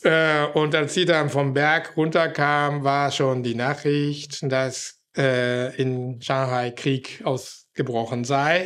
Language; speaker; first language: German; non-native, fluent; Japanese